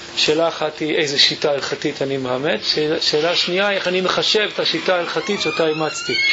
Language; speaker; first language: Hebrew; early bilingual, other home language; English